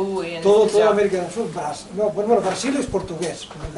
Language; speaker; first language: Spanish; non-native, local second language; Catalan